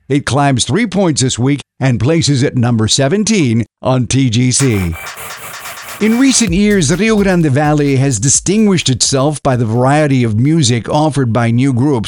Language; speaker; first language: English; early bilingual, other home language; Spanish